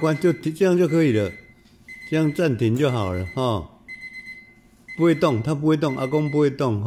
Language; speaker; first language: Chinese; native; Chinese